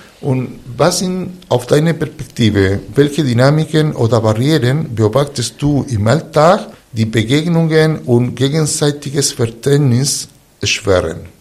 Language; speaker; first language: German; non-native, fluent; Spanish